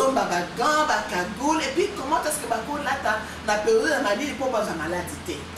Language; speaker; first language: French; non-native, local second language; Lingala